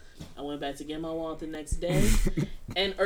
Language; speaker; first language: English; native; English